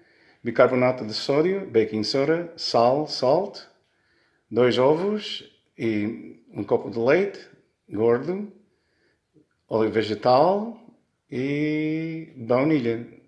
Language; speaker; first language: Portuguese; early bilingual, heritage; Portuguese